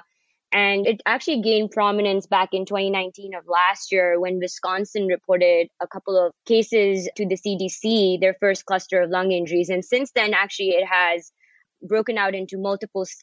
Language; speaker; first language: English; non-native, local second language; Urdu